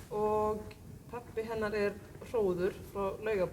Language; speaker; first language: Icelandic; non-native, fluent; Swedish